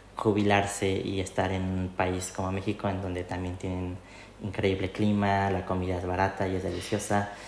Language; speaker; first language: Spanish; native; Spanish